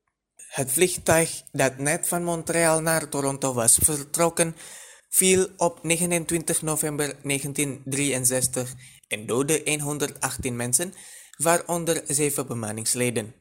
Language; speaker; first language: Dutch; non-native, fluent; Indonesian